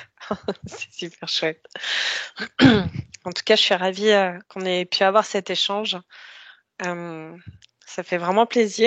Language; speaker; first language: French; native; French